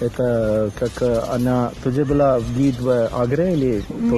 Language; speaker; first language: Russian; non-native, learner; Hindi